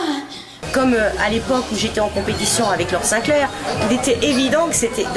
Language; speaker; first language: French; native; French